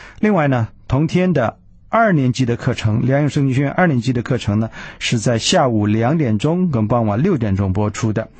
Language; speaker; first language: Chinese; early bilingual, heritage; Chinese